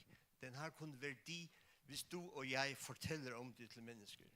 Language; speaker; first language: Danish; non-native, local second language; Faroese